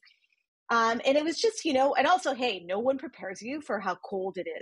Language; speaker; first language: English; native; English